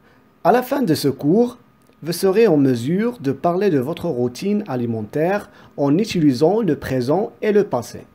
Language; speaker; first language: French; non-native, local second language; Arabic